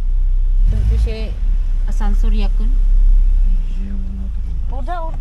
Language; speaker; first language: Turkish; non-native, learner; Filipino